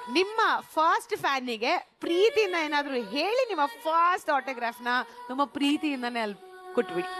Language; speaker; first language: Kannada; native; Kannada